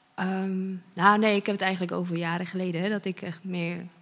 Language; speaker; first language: Dutch; non-native, fluent; Polish